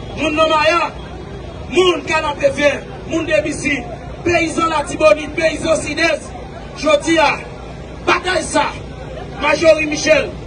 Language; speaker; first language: Haitian Creole; native; Haitian Creole